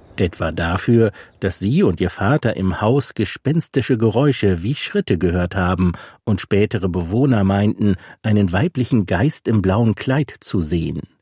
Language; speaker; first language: German; native; German